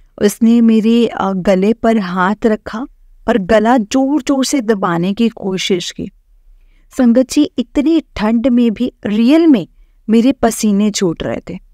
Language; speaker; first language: Hindi; non-native, local second language; Marathi